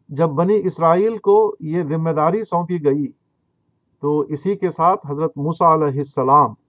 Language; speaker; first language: Urdu; native; Urdu